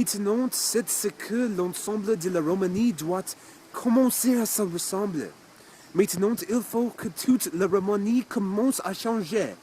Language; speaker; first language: French; non-native, learner; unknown